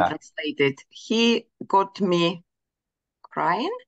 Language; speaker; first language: English; non-native, fluent; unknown